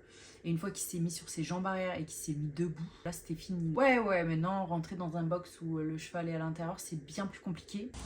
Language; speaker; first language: French; native; French